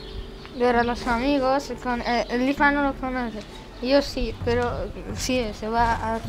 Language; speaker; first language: Spanish; non-native, learner; Arabic